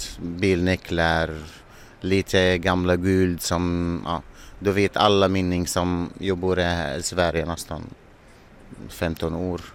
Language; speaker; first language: Swedish; non-native, learner; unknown